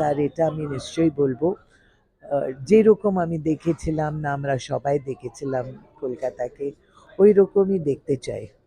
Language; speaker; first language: Bangla; non-native, local second language; Tamil